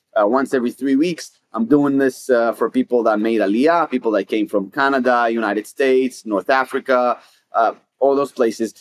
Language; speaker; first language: English; non-native, fluent; Hebrew